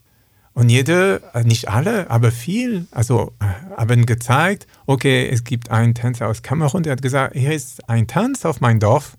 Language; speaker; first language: German; non-native, learner; French